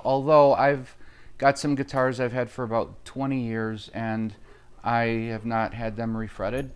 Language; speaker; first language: English; native; English